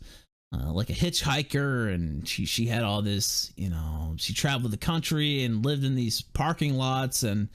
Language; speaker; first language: English; native; English